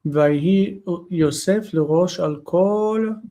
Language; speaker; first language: Hebrew; non-native, fluent; English